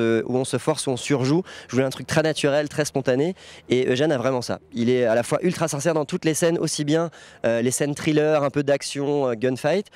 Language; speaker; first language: French; native; French